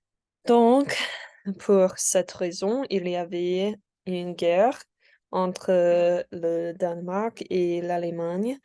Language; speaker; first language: French; non-native, learner; English